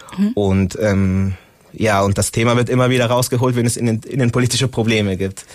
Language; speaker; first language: German; non-native, fluent; Spanish